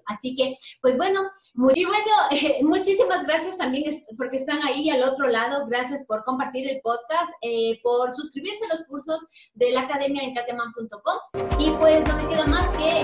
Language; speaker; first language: Spanish; native; Spanish